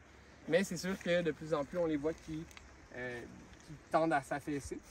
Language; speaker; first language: French; native; French